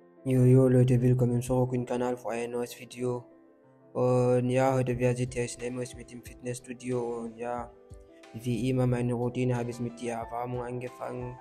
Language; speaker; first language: German; non-native, learner; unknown